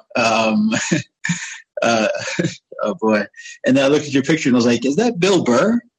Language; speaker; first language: English; native; English